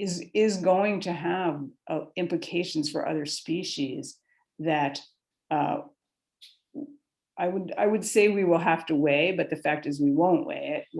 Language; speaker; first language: English; native; English